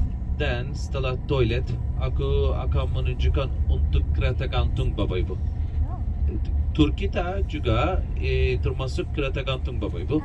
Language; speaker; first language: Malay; non-native, learner; Turkish